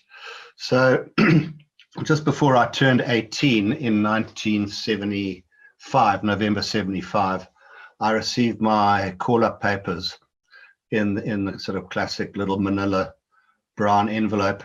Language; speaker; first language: English; native; English